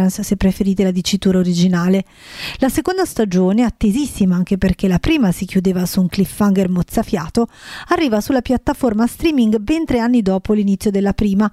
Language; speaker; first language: Italian; native; Italian